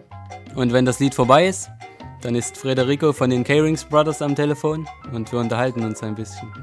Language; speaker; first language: German; native; German